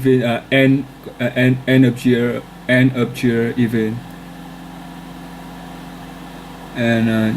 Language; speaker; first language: English; non-native, learner; Vietnamese